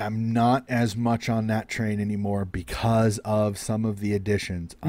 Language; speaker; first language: English; native; English